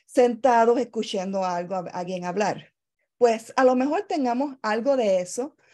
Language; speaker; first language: Spanish; native; Spanish